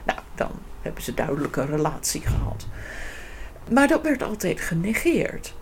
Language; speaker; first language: Dutch; non-native, fluent; English